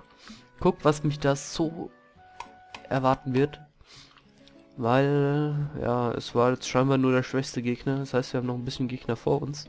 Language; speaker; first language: German; native; German